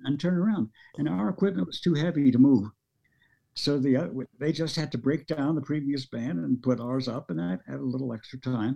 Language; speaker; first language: English; early bilingual, other home language; Norwegian